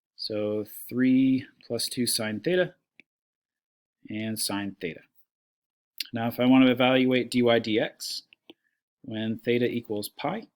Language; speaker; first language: English; native; English